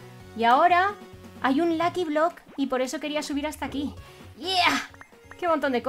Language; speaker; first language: Spanish; native; Spanish